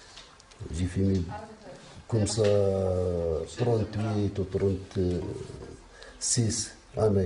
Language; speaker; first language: French; non-native, learner; Arabic